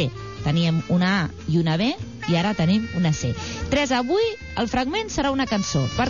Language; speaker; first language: Catalan; native; Catalan